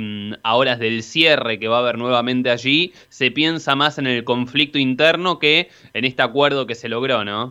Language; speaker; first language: Spanish; native; Spanish